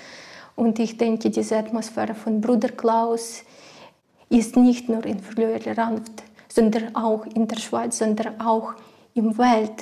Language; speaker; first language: German; non-native, learner; Ukrainian